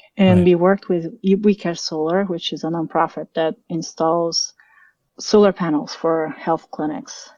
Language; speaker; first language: English; non-native, fluent; Portuguese